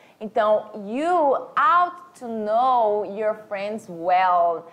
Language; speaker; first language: English; non-native, fluent; Portuguese